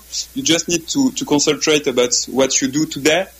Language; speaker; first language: English; non-native, fluent; French